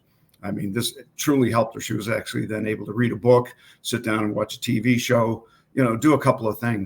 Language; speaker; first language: English; native; English